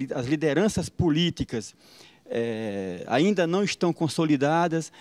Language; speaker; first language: Portuguese; native; Portuguese